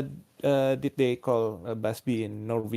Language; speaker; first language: English; non-native, learner; Indonesian